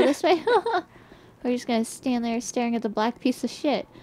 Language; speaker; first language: English; native; English